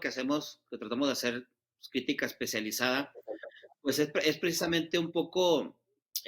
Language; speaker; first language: Spanish; native; Spanish